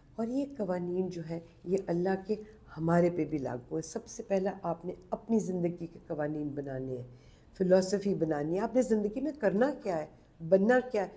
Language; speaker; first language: Urdu; non-native, local second language; Punjabi